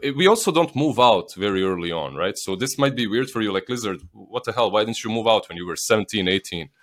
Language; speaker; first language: English; non-native, fluent; Bosnian